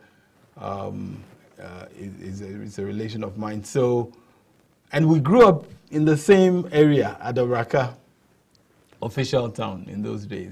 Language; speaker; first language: English; non-native, local second language; Ewe